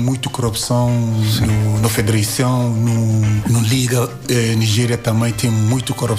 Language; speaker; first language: Portuguese; non-native, learner; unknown